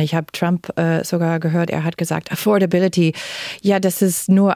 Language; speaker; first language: German; non-native, fluent; English